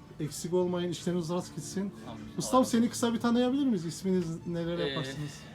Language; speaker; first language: Turkish; native; Turkish